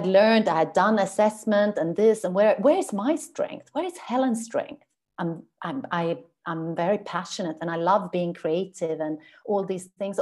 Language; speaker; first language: English; non-native, fluent; Swedish